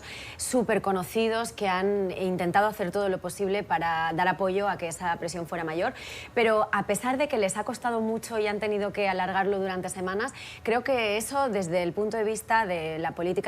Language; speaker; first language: Spanish; native; Spanish